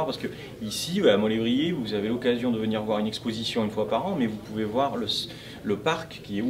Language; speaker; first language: French; native; French